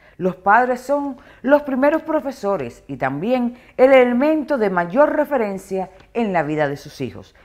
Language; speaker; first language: Spanish; non-native, fluent; Portuguese